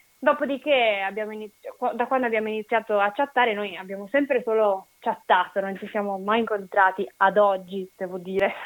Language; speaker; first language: Italian; native; Italian